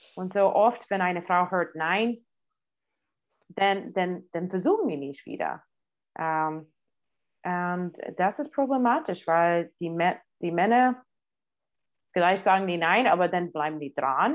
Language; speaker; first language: German; non-native, fluent; English